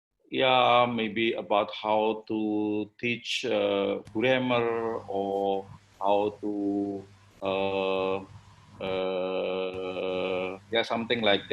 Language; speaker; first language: English; non-native, learner; Indonesian